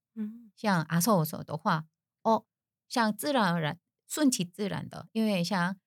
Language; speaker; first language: Chinese; non-native, fluent; Korean